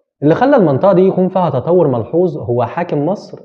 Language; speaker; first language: Arabic; native; Arabic